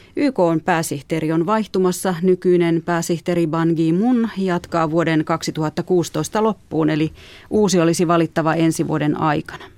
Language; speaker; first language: Finnish; native; Finnish